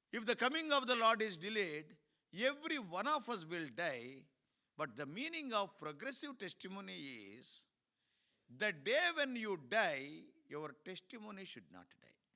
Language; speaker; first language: English; non-native, local second language; Telugu